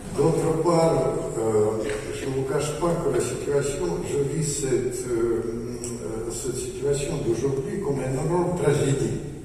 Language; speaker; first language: French; non-native, fluent; Russian